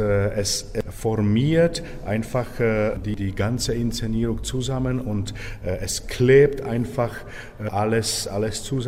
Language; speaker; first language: German; non-native, fluent; Czech